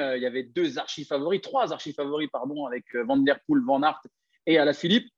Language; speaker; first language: French; native; French